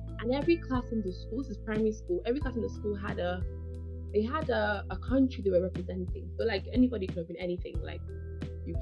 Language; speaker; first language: English; native; English